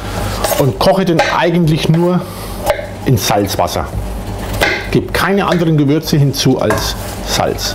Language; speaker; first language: German; native; German